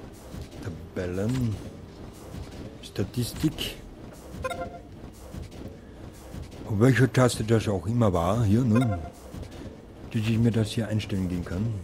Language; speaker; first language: German; native; German